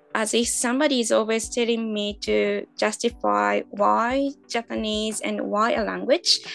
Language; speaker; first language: English; non-native, fluent; Japanese